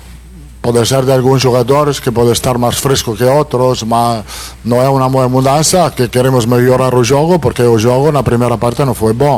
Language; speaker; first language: Portuguese; non-native, fluent; Italian